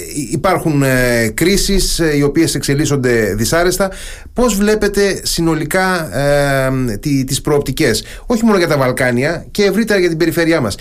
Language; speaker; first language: Greek; native; Greek